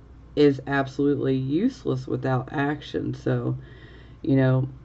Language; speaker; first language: English; native; English